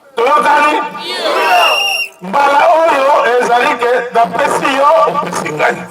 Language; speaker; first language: Lingala; non-native, local second language; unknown